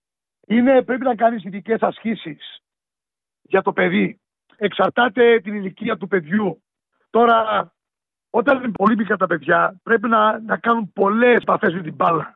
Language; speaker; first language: Greek; early bilingual, heritage; Greek